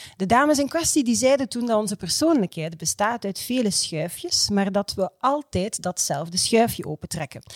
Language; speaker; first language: Dutch; native; Dutch